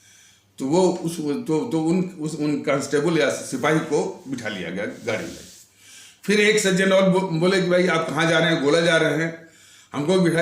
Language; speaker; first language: Hindi; native; Hindi